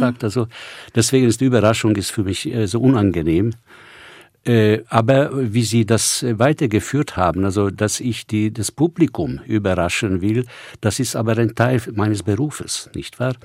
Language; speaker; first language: German; non-native, fluent; Hungarian